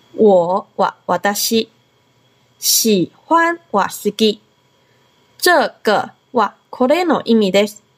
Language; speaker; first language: Japanese; non-native, fluent; Chinese